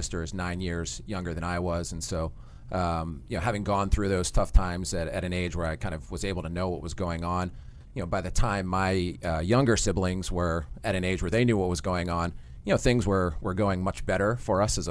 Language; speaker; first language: English; native; English